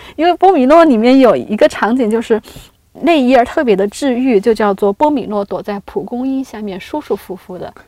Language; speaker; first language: Chinese; native; Chinese